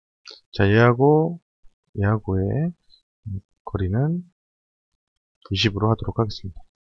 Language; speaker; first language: Korean; native; Korean